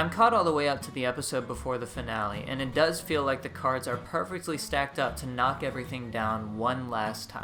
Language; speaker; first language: English; native; English